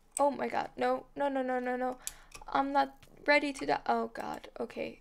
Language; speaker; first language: English; non-native, fluent; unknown